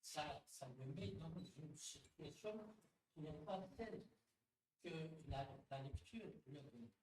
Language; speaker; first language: French; non-native, local second language; Arabic